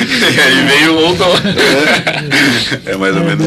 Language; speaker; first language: Portuguese; native; Portuguese